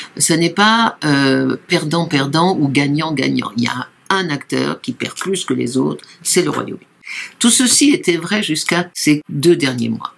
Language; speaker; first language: French; native; French